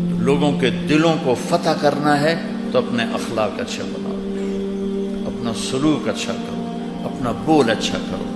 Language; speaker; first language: Urdu; non-native, local second language; Punjabi